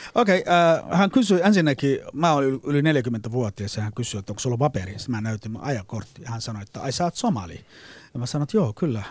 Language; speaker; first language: Finnish; non-native, fluent; Somali